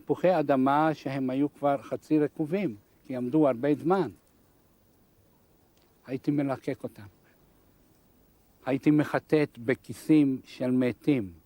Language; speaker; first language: Hebrew; non-native, fluent; Hungarian